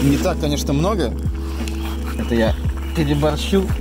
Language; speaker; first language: Russian; native; Russian